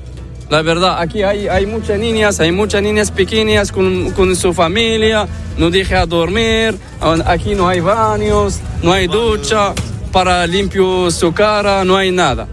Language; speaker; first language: Spanish; non-native, learner; Arabic